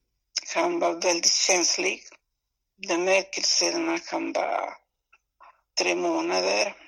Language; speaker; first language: Swedish; non-native, fluent; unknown